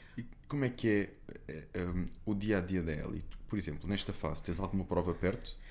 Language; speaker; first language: Portuguese; native; Portuguese